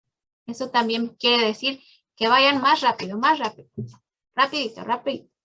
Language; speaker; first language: Spanish; early bilingual, heritage; Spanish